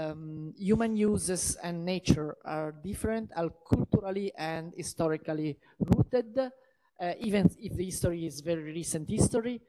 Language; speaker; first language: English; non-native, fluent; Italian